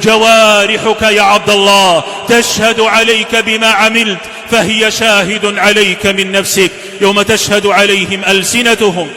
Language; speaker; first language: Arabic; native; Arabic